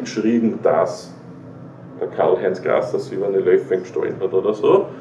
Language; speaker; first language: German; native; German